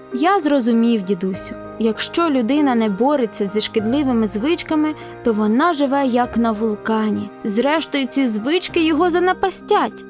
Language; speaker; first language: Ukrainian; native; Ukrainian